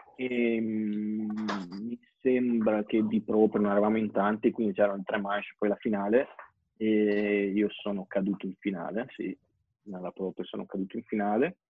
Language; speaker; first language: Italian; native; Italian